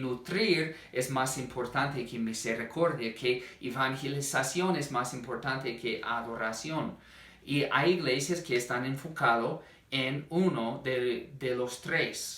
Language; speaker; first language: Spanish; non-native, fluent; English